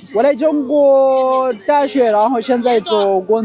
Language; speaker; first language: Chinese; non-native, learner; Amharic